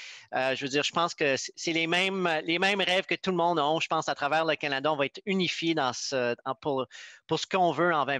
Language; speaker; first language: French; native; French